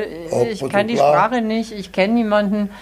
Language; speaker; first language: German; native; German